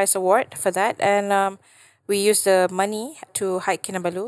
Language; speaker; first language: English; non-native, local second language; Malay